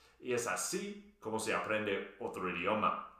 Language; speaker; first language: Spanish; non-native, fluent; English